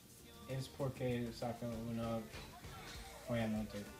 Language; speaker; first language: Spanish; non-native, learner; English